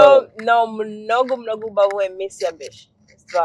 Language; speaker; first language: Macedonian; non-native, learner; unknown